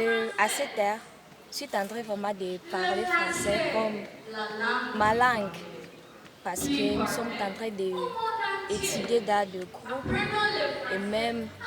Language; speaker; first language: French; non-native, learner; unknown